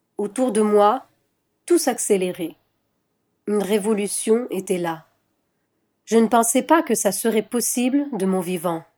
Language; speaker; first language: French; non-native, local second language; Arabic